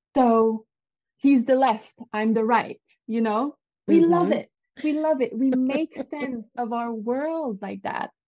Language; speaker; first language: English; non-native, fluent; French